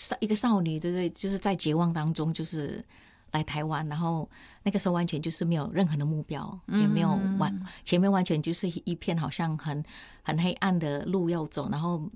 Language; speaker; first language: Chinese; non-native, fluent; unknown